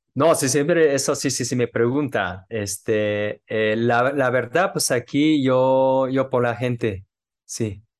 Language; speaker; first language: Spanish; non-native, fluent; Japanese